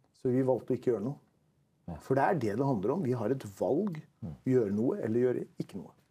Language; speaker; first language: Norwegian; native; Norwegian